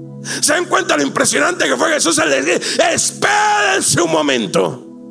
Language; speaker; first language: Spanish; native; Spanish